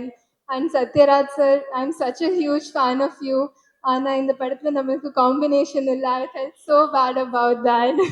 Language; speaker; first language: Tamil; non-native, learner; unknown